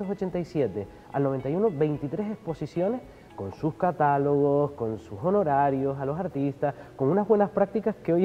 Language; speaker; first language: Spanish; native; Spanish